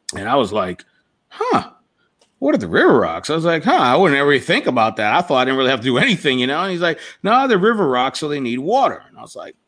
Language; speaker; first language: English; native; English